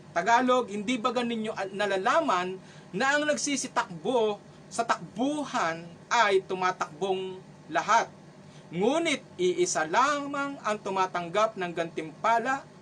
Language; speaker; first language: Filipino; non-native, local second language; Cebuano